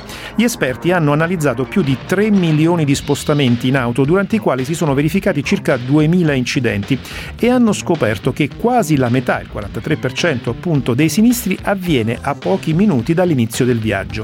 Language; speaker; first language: Italian; native; Italian